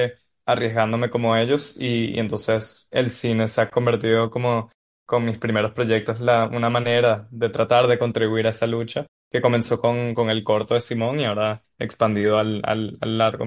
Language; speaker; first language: Spanish; native; Spanish